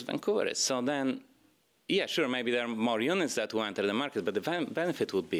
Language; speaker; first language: English; non-native, fluent; Bulgarian